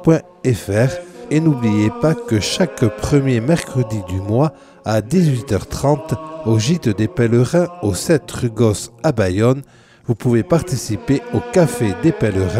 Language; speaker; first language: French; native; French